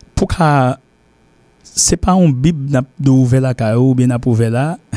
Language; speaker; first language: French; native; French